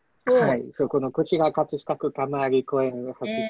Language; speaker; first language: Japanese; non-native, learner; Polish